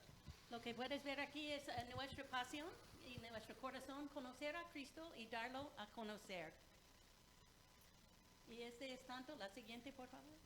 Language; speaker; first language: Spanish; non-native, fluent; English